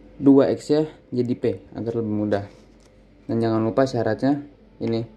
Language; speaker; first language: Indonesian; native; Indonesian